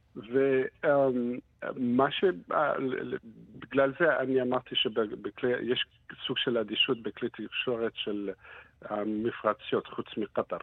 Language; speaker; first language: Hebrew; non-native, fluent; Arabic